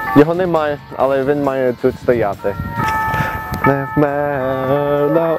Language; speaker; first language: Ukrainian; early bilingual, heritage; Ukrainian